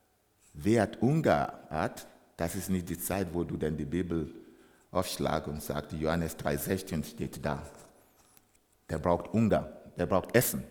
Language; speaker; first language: German; non-native, fluent; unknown